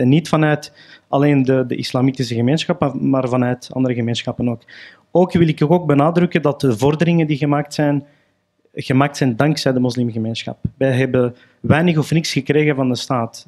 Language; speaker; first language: Dutch; early bilingual, other home language; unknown